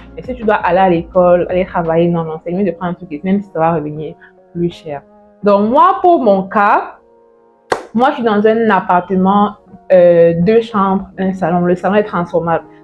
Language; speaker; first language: French; native; French